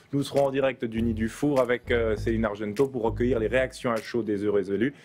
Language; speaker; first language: French; native; French